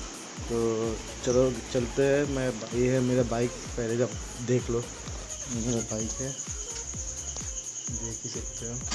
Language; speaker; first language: Hindi; non-native, local second language; Bangla